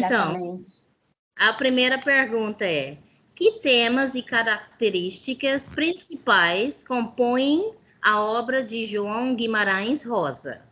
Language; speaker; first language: Portuguese; non-native, fluent; English